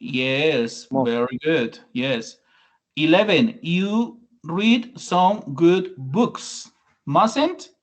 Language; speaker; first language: English; non-native, learner; Spanish